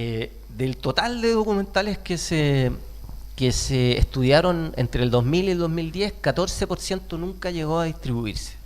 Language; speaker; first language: Spanish; native; Spanish